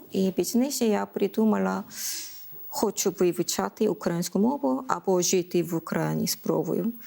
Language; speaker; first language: Ukrainian; non-native, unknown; Korean